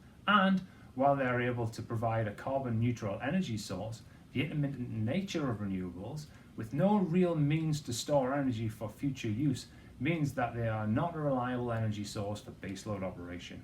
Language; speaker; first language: English; native; English